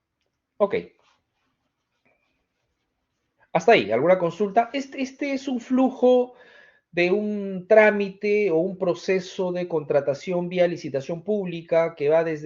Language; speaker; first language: Spanish; native; Spanish